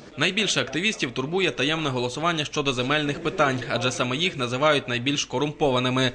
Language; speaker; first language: Ukrainian; native; Ukrainian